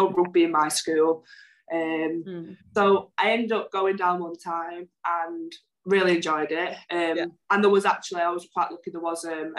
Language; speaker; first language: English; native; English